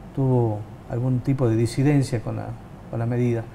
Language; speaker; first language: Spanish; native; Spanish